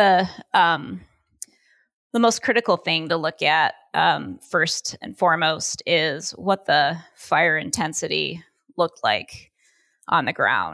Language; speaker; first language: English; native; English